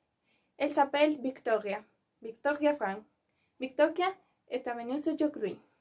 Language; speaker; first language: French; non-native, learner; Spanish